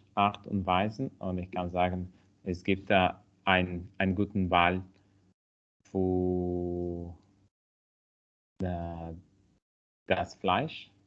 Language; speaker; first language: German; non-native, learner; Italian